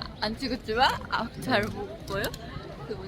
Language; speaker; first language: Korean; non-native, fluent; Japanese